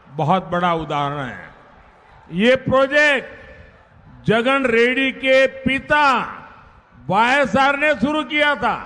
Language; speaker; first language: Hindi; non-native, local second language; Gujarati